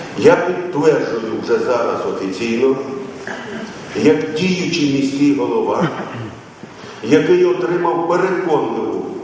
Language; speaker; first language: Ukrainian; native; Ukrainian